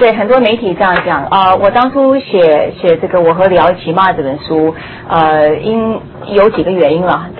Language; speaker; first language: Chinese; early bilingual, heritage; Chinese